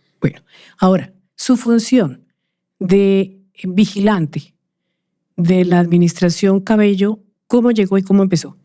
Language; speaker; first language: Spanish; native; Spanish